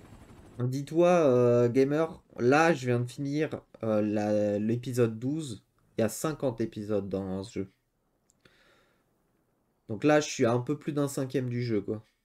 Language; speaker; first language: French; native; French